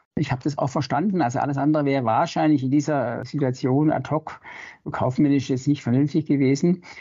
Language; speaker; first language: German; native; German